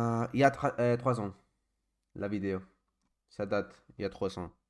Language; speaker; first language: French; non-native, learner; Spanish